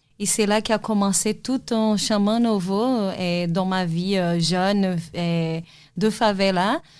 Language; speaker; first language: French; non-native, fluent; Portuguese